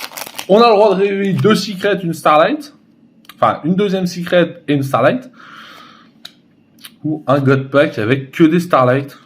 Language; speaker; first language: French; native; French